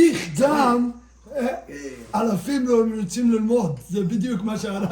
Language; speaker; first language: Hebrew; non-native, learner; English